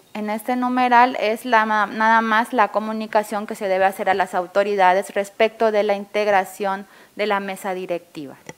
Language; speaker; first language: Spanish; native; Spanish